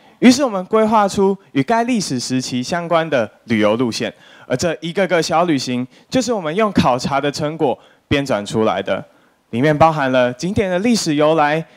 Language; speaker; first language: Chinese; native; Chinese